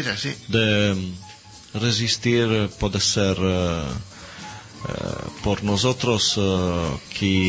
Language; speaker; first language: Spanish; non-native, learner; Italian